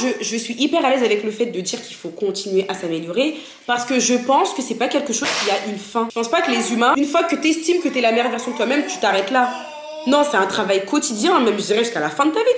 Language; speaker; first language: French; native; French